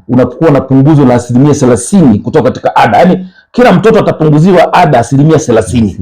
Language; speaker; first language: Swahili; native; Swahili